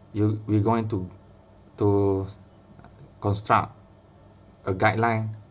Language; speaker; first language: English; non-native, local second language; Malay